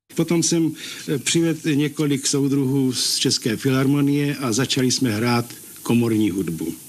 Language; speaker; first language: Czech; native; Czech